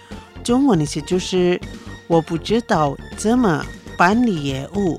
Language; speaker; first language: Chinese; non-native, fluent; Indonesian